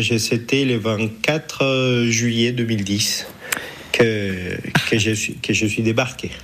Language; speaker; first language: French; non-native, fluent; Spanish